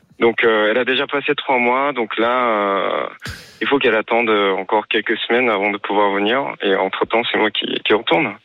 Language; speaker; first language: French; non-native, fluent; Korean